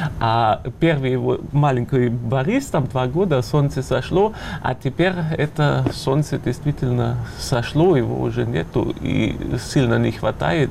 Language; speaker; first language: Russian; non-native, fluent; German